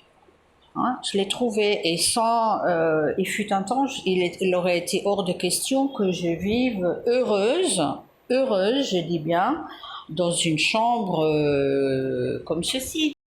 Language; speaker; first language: French; native; French